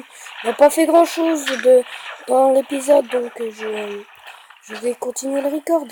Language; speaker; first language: French; native; French